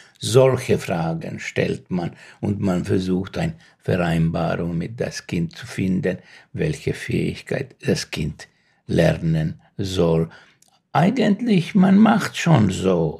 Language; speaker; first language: German; non-native, learner; Finnish